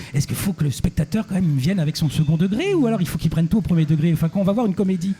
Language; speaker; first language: French; native; French